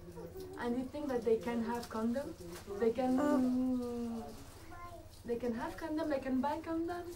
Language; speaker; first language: English; non-native, learner; French